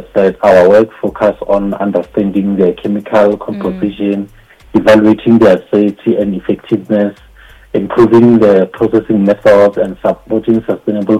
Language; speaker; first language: English; non-native, local second language; Northern Sotho